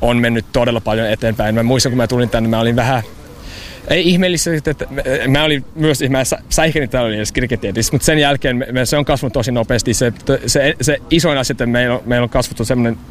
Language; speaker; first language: Finnish; non-native, learner; English